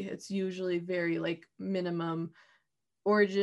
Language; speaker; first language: English; native; English